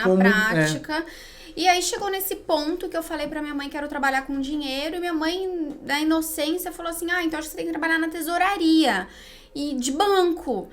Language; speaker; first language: Portuguese; native; Portuguese